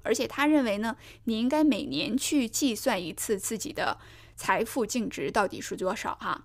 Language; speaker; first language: Chinese; native; Chinese